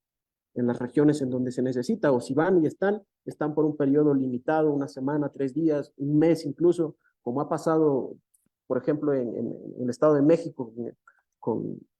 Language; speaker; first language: Spanish; native; Spanish